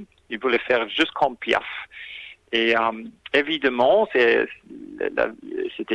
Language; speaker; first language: French; non-native, fluent; English